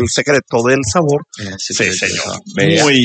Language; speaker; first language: Spanish; native; Spanish